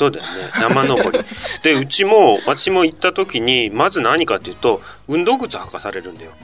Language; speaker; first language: Japanese; native; Japanese